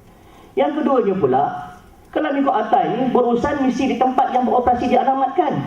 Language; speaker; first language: Malay; native; Malay